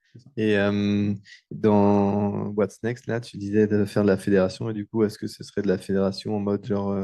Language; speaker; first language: French; native; French